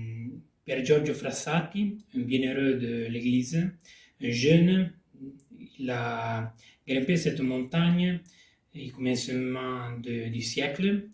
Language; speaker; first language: French; non-native, local second language; Italian